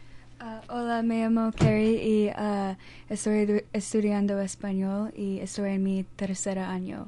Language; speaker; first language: Spanish; non-native, learner; English